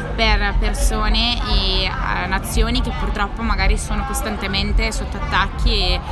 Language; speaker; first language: Italian; native; Italian